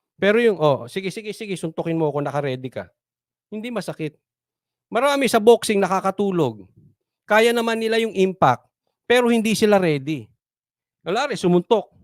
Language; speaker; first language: Filipino; native; Filipino